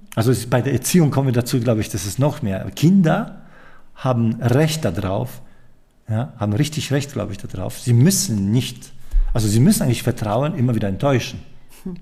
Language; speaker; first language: German; non-native, fluent; Polish